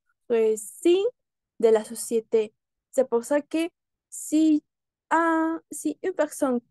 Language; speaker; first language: French; non-native, learner; Spanish